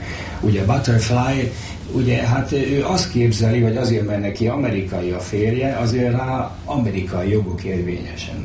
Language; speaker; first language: Hungarian; native; Hungarian